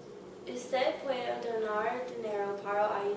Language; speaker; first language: Spanish; non-native, learner; English